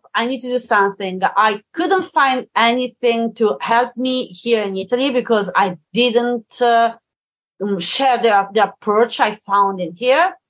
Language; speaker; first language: English; non-native, fluent; Italian